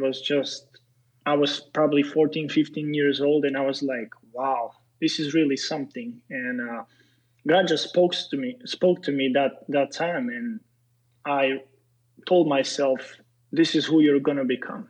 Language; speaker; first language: English; non-native, fluent; Serbian